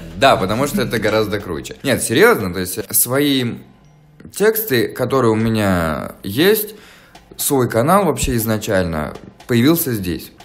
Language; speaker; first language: Russian; native; Russian